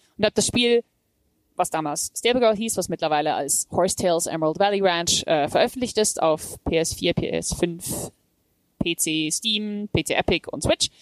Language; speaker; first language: German; native; German